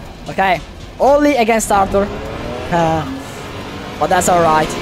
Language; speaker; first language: English; non-native, fluent; Italian